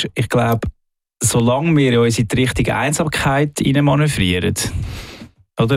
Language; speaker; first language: German; native; German